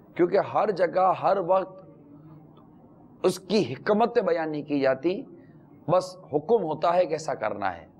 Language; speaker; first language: Urdu; native; Urdu